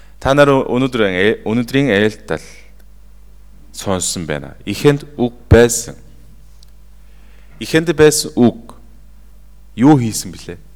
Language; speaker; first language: Mongolian; non-native, fluent; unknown